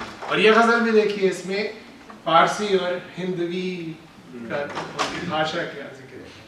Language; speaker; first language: Urdu; native; Urdu